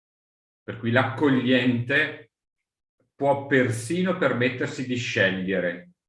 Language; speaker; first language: Italian; native; Italian